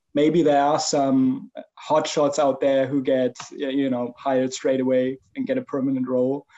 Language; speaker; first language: English; non-native, fluent; German